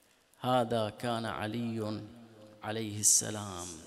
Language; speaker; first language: Arabic; native; Arabic